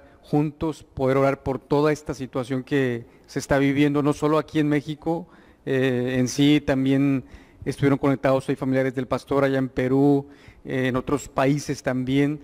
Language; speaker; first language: Spanish; native; Spanish